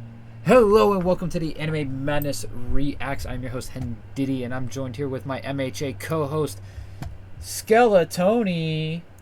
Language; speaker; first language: English; native; English